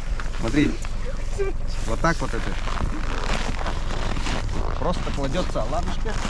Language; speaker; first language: Russian; non-native, local second language; Yakut